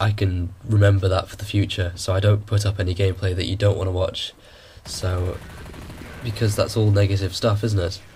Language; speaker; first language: English; native; English